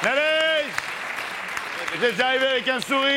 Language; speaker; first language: French; native; French